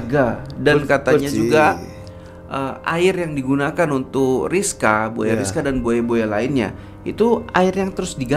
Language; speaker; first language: Indonesian; native; Indonesian